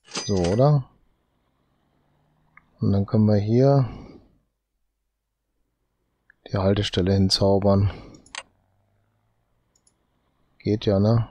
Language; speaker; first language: German; native; German